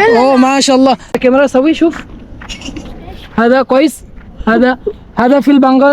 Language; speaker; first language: Arabic; non-native, learner; Bangla